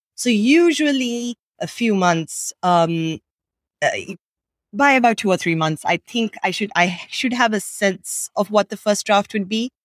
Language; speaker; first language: English; non-native, local second language; Sinhala